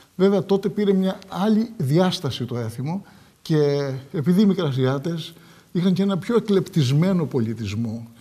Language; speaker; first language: Greek; native; Greek